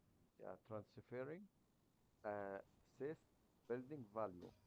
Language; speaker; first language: English; non-native, learner; Arabic